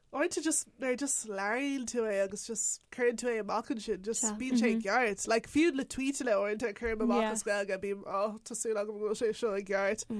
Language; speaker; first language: Irish; non-native, local second language; English